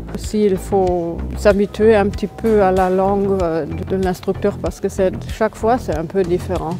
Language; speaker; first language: French; non-native, fluent; German